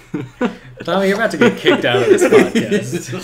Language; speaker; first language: English; native; English